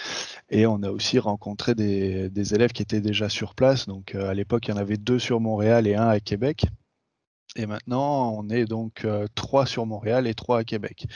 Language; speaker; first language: French; native; French